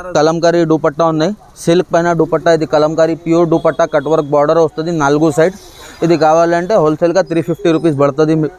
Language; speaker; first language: Telugu; non-native, local second language; Urdu